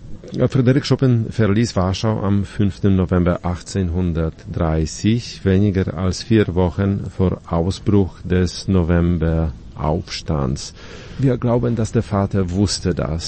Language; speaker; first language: German; non-native, fluent; Polish